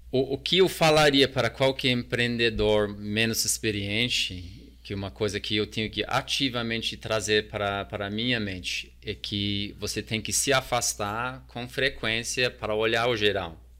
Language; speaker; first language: Portuguese; non-native, fluent; English